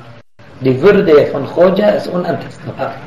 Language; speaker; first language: German; non-native, fluent; Arabic